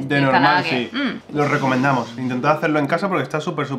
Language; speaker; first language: Spanish; native; Spanish